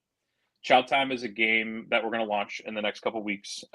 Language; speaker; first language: English; native; English